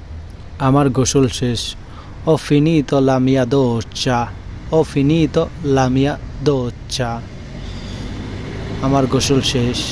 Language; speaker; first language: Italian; non-native, learner; Bangla